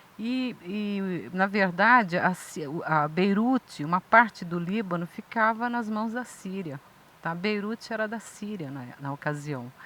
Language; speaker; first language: Portuguese; native; Portuguese